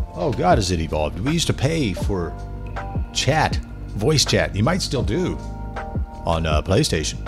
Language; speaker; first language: English; native; English